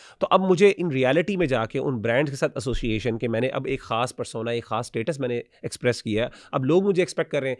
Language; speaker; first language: Urdu; native; Urdu